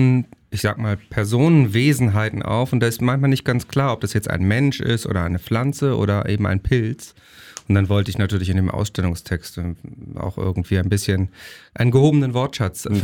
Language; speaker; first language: German; native; German